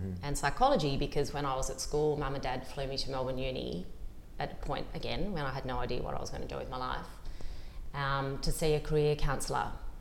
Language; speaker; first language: English; native; English